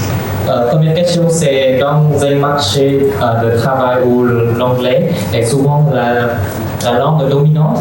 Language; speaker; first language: French; non-native, fluent; Vietnamese